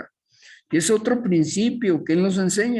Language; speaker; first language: Spanish; native; Spanish